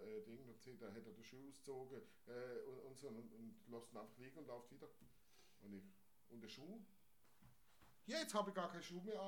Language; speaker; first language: German; native; German